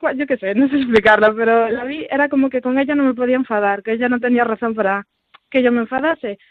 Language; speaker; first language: Spanish; native; Spanish